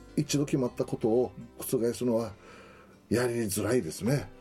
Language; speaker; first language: Japanese; native; Japanese